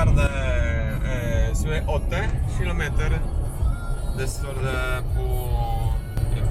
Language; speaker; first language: Swedish; non-native, fluent; Spanish